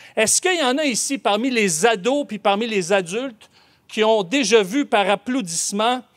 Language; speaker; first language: French; native; French